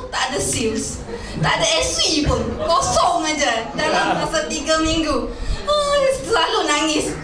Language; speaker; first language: Malay; non-native, local second language; Chinese